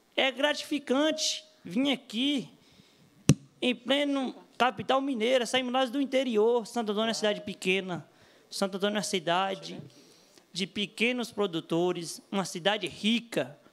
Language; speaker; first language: Portuguese; native; Portuguese